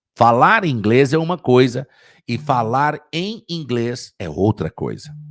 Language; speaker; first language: Portuguese; native; Portuguese